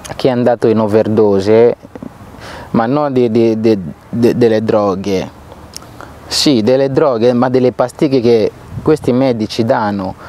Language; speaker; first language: Italian; non-native, fluent; Lingala